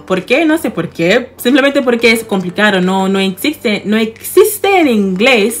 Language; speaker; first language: Spanish; non-native, fluent; English